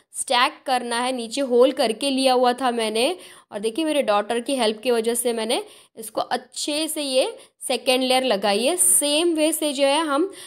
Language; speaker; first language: Hindi; non-native, local second language; Marathi